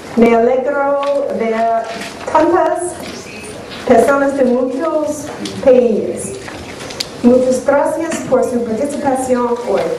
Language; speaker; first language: Spanish; non-native, learner; English